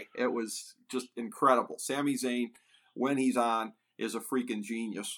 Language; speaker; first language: English; native; English